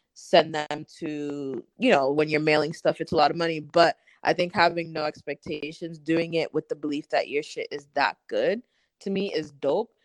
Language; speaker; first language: English; native; English